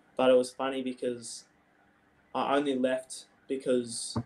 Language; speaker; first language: English; native; English